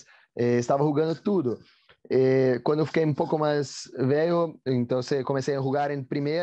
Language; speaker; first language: Spanish; non-native, learner; Portuguese